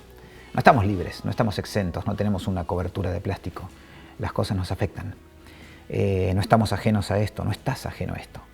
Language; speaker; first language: Spanish; native; Spanish